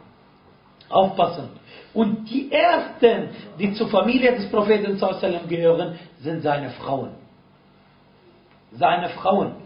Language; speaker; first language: German; non-native, fluent; Arabic